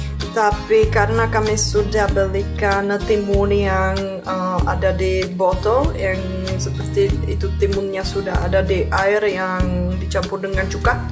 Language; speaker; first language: Indonesian; non-native, fluent; Czech